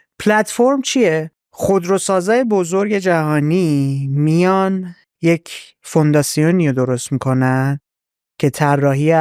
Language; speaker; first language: Persian; native; Persian